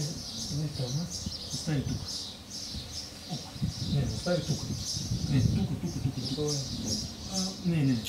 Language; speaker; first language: Bulgarian; non-native, learner; Russian